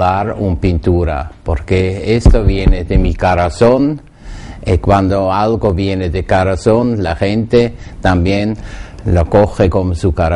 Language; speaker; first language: Spanish; non-native, learner; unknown